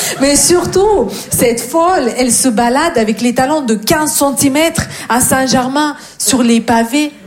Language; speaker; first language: French; non-native, fluent; Russian